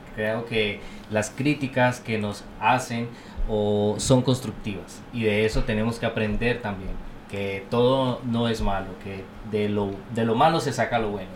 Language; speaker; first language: Spanish; native; Spanish